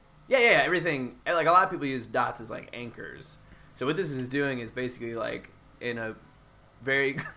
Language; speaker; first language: English; native; English